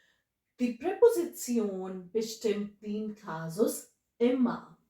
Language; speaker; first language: German; non-native, fluent; English